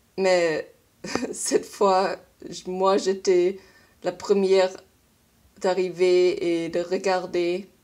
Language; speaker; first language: French; non-native, learner; German